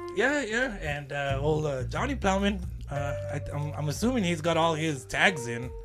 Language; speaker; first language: English; native; English